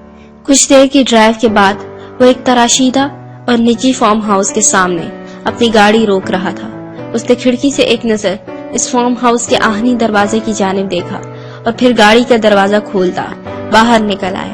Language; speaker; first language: Urdu; native; Urdu